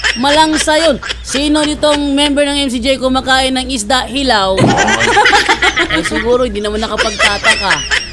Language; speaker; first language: Filipino; native; Filipino